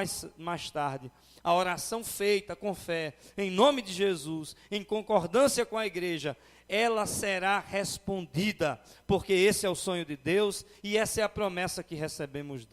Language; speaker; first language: Portuguese; native; Portuguese